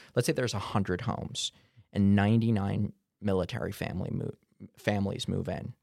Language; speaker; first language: English; non-native, fluent; Hebrew